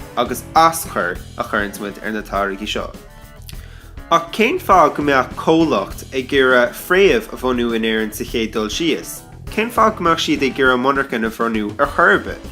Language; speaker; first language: Irish; non-native, local second language; English